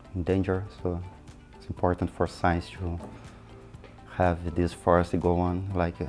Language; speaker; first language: English; non-native, fluent; Portuguese